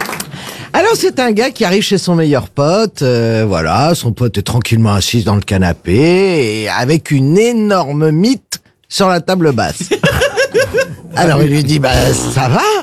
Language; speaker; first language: French; native; French